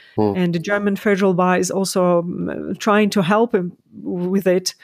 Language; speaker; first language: English; non-native, fluent; Ukrainian